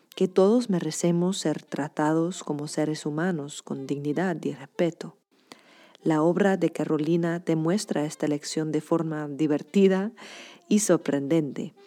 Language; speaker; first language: Spanish; non-native, fluent; English